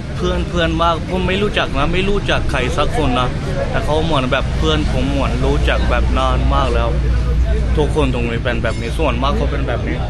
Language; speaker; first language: Thai; non-native, fluent; Urdu